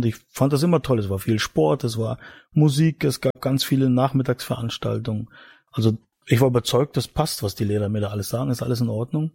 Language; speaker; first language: German; native; German